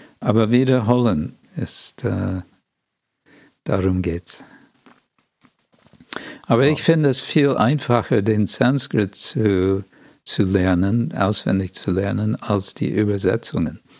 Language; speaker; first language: German; non-native, fluent; English